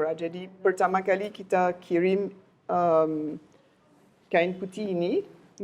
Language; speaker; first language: Indonesian; non-native, learner; French